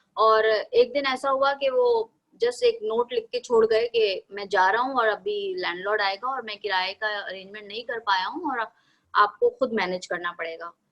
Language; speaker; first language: Hindi; native; Hindi